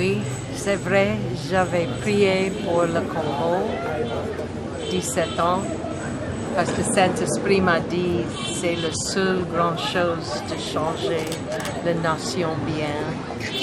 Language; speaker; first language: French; non-native, learner; English